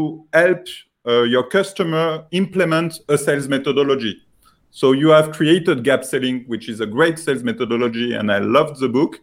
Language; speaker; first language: English; non-native, fluent; French